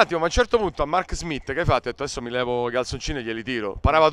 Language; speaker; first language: Italian; native; Italian